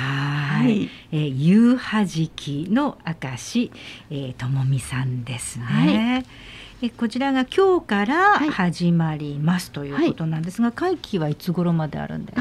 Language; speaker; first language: Japanese; native; Japanese